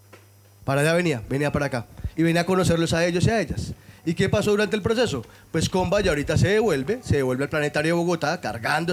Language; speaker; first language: Spanish; native; Spanish